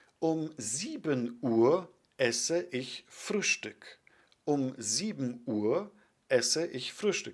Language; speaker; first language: German; non-native, fluent; Polish